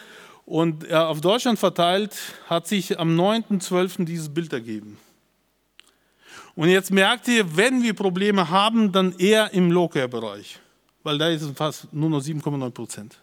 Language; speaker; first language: German; native; German